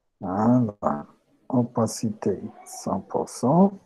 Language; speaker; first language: French; non-native, local second language; Arabic